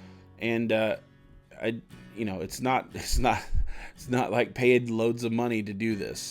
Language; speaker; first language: English; native; English